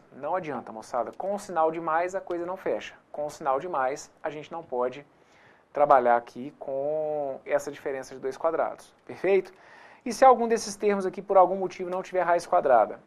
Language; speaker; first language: Portuguese; native; Portuguese